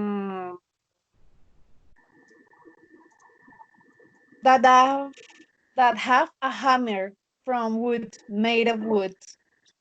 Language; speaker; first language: English; non-native, learner; Spanish